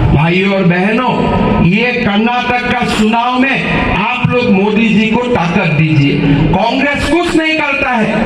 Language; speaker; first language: Hindi; non-native, local second language; Assamese